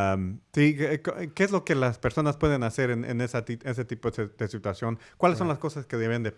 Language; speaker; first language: Spanish; early bilingual, heritage; English